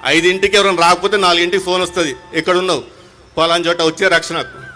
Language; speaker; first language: Telugu; non-native, local second language; Urdu